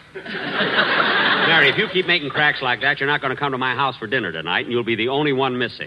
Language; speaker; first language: English; native; English